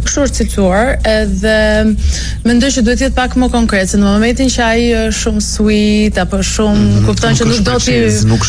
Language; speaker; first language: Albanian; native; Albanian